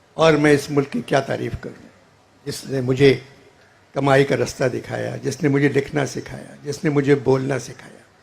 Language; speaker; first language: Urdu; native; Urdu